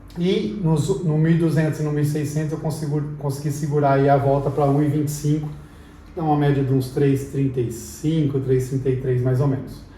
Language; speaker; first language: Portuguese; native; Portuguese